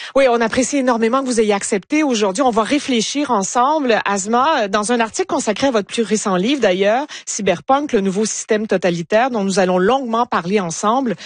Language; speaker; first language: French; native; French